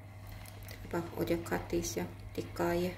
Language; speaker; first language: Ukrainian; non-native, learner; Korean